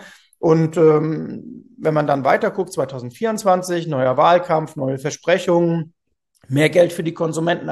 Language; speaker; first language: German; native; German